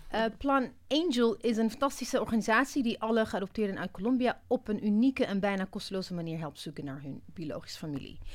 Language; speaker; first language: Dutch; non-native, fluent; Amharic